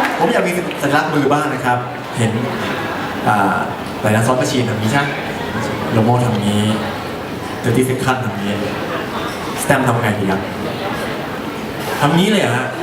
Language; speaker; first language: Thai; native; Thai